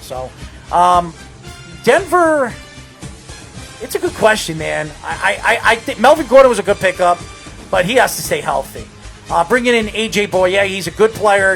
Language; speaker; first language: English; native; English